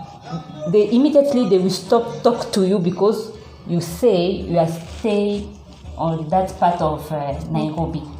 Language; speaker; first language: English; non-native, learner; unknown